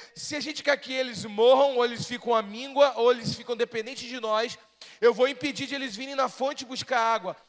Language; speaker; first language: Portuguese; native; Portuguese